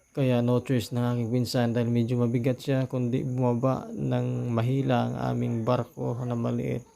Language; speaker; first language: Filipino; non-native, local second language; Cebuano